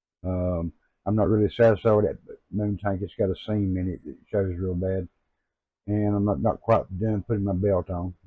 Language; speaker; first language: English; native; English